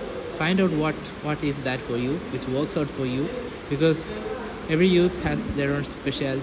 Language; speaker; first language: English; non-native, local second language; Malayalam